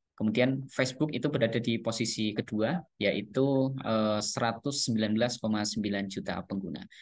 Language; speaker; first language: Indonesian; non-native, local second language; Javanese